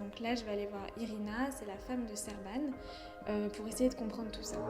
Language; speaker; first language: French; native; French